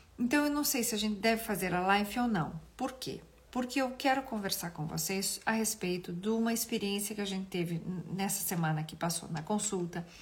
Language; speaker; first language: Portuguese; native; Portuguese